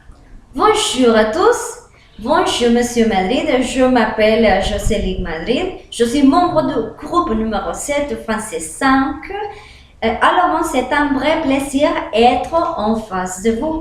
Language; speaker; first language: French; non-native, learner; Spanish